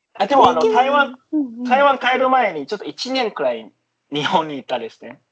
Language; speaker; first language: Japanese; non-native, fluent; Chinese